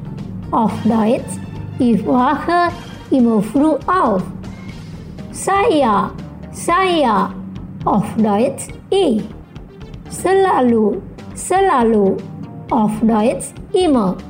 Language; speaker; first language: German; non-native, learner; Indonesian